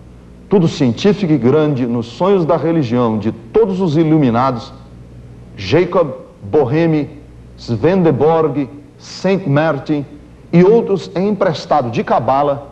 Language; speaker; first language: Portuguese; native; Portuguese